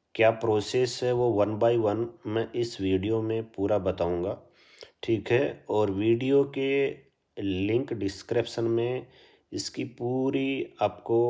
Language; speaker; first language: Hindi; native; Hindi